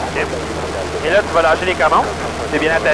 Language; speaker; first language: French; native; French